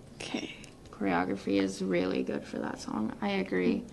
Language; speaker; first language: English; native; English